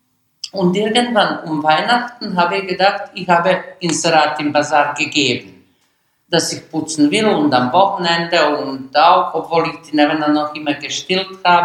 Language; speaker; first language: German; non-native, learner; Bosnian